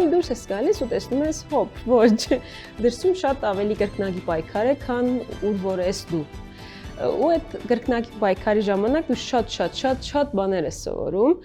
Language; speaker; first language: Armenian; native; Armenian